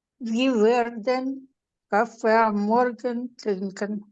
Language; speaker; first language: German; non-native, learner; Ukrainian